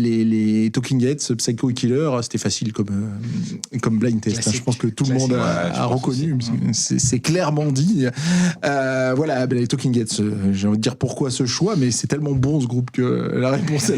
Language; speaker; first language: French; native; French